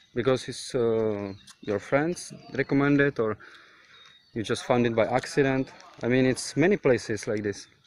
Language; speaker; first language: English; non-native, fluent; Czech